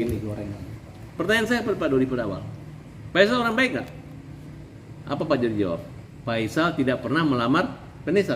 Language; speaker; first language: Indonesian; native; Indonesian